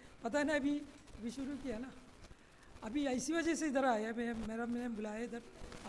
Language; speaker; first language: Hindi; non-native, learner; Malayalam